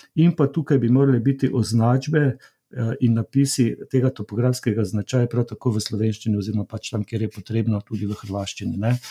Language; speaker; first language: Slovenian; native; Slovenian